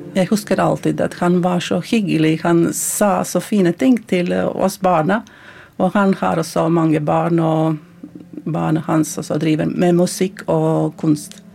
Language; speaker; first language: Norwegian; non-native, fluent; Latvian